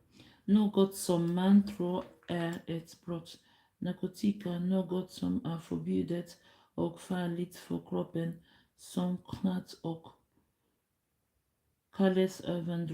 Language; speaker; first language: Swedish; non-native, learner; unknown